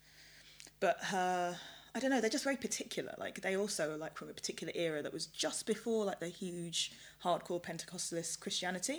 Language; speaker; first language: English; early bilingual, other home language; Yoruba